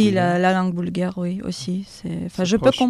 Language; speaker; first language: French; non-native, fluent; Russian